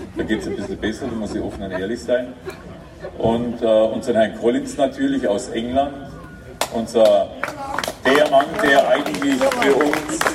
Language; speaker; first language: German; native; German